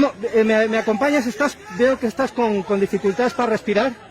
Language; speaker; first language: Spanish; native; Spanish